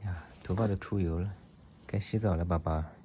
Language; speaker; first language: Chinese; native; Chinese